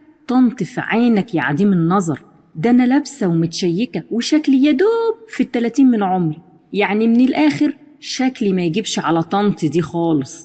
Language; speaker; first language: Arabic; native; Arabic